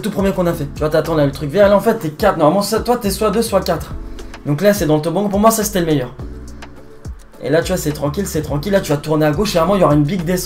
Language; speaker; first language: French; native; French